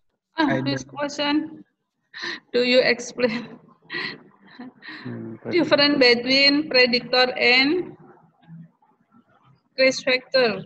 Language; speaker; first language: English; non-native, learner; Indonesian